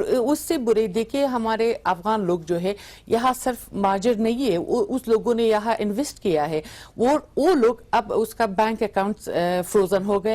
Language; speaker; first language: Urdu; non-native, learner; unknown